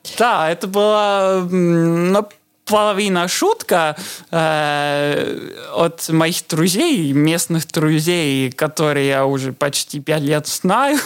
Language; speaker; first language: Russian; non-native, learner; Estonian